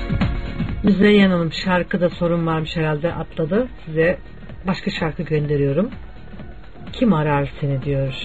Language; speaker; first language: Turkish; native; Turkish